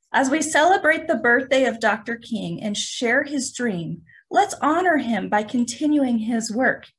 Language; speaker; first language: English; native; English